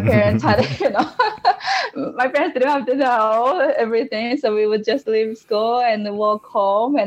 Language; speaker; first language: English; non-native, fluent; Japanese